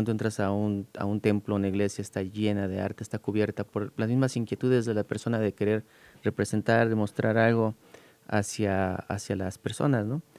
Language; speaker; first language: Spanish; native; Spanish